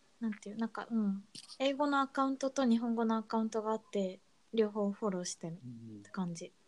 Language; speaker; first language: Japanese; native; Japanese